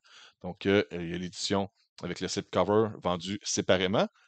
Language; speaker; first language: French; native; French